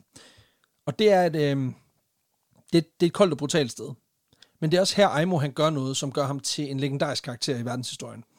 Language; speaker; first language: Danish; native; Danish